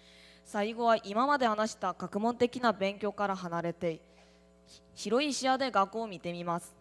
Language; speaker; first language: Japanese; non-native, learner; Korean